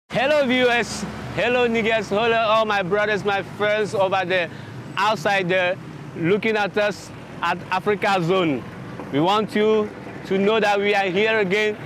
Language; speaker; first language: English; non-native, fluent; Ewe